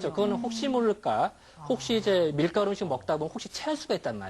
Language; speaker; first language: Korean; native; Korean